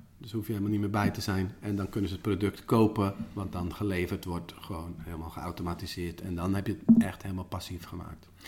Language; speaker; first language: Dutch; native; Dutch